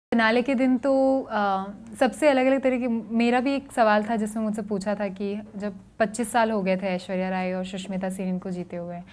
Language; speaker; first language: Hindi; native; Hindi